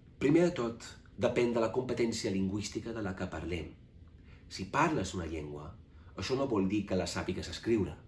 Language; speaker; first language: Catalan; non-native, fluent; English